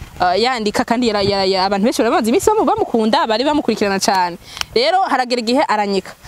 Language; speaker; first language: Rundi; native; Rundi